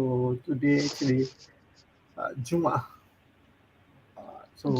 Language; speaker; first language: English; non-native, fluent; Malay